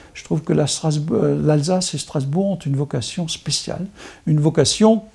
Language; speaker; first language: French; non-native, local second language; Swiss German